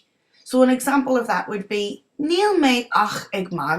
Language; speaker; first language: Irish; non-native, local second language; English